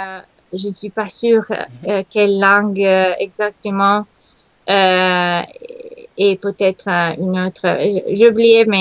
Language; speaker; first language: French; non-native, learner; Italian